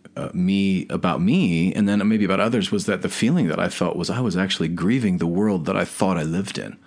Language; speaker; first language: English; native; English